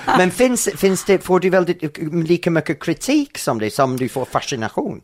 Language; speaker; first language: Swedish; non-native, fluent; English